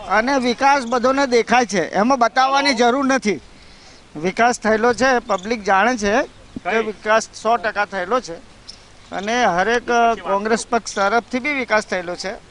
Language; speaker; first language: Gujarati; native; Gujarati